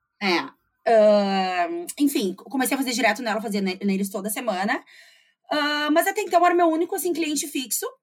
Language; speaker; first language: Portuguese; native; Portuguese